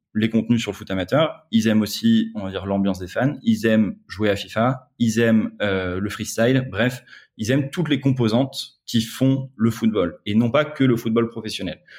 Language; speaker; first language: French; native; French